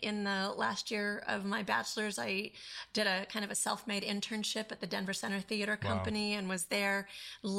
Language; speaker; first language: English; native; English